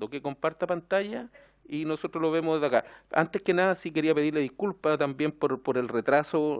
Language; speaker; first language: Spanish; native; Spanish